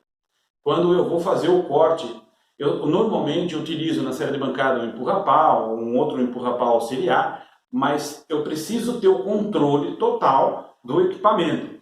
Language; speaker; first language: Portuguese; native; Portuguese